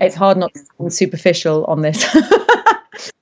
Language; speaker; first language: English; native; English